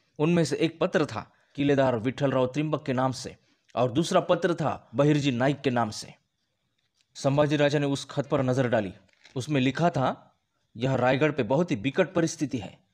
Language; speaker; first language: Hindi; non-native, local second language; Marathi